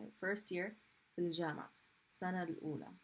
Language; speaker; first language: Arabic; non-native, fluent; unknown